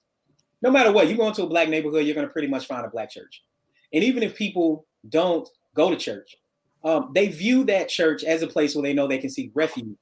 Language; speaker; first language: English; native; English